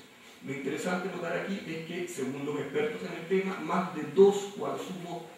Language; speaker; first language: Spanish; native; Spanish